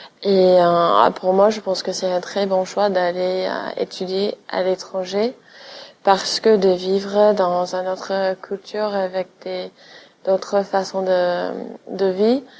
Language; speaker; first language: French; non-native, fluent; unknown